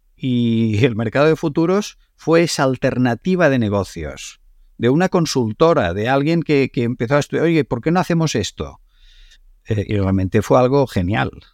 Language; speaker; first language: Spanish; non-native, local second language; Catalan